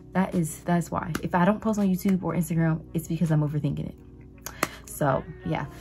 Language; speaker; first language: English; native; English